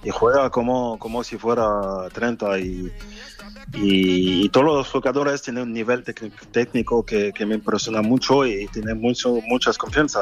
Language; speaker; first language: Spanish; non-native, fluent; French